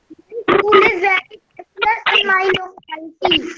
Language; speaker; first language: English; non-native, learner; Hindi